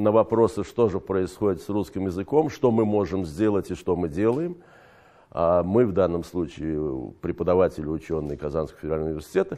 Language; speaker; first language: Russian; native; Russian